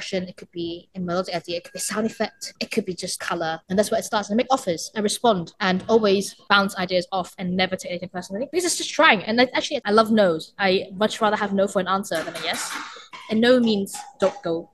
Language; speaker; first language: English; non-native, local second language; Cantonese